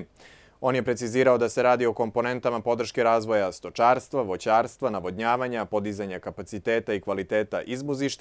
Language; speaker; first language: Serbian; native; Serbian